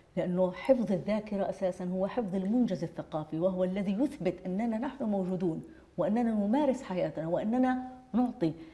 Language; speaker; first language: Arabic; native; Arabic